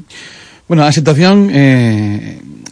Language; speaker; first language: Galician; non-native, local second language; Spanish